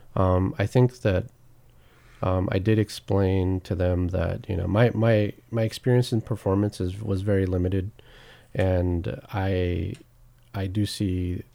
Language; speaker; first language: English; native; English